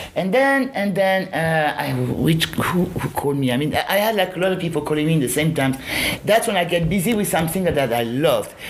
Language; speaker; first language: English; non-native, fluent; French